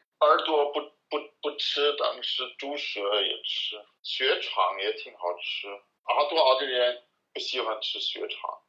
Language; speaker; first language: Chinese; non-native, learner; German